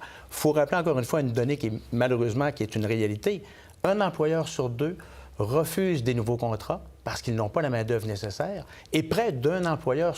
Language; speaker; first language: French; native; French